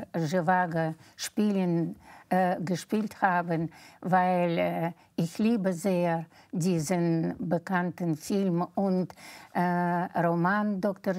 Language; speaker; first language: German; non-native, fluent; Russian